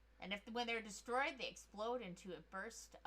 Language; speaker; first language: English; native; English